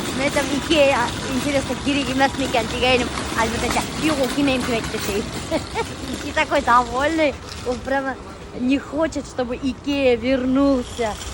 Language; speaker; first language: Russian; non-native, local second language; Bashkir